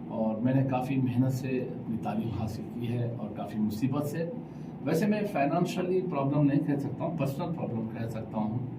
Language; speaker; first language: Hindi; non-native, local second language; Urdu